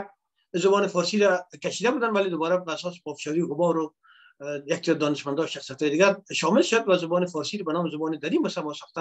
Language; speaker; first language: Persian; native; Persian